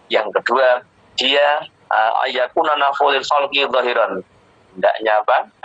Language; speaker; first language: Indonesian; native; Indonesian